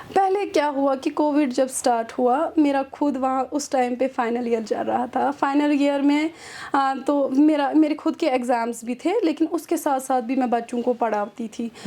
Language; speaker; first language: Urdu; non-native, local second language; Kashmiri